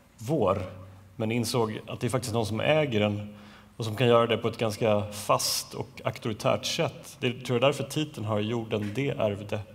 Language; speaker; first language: Swedish; native; Swedish